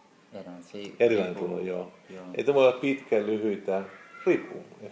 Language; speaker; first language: Finnish; non-native, fluent; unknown